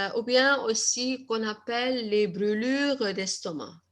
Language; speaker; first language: French; non-native, local second language; Arabic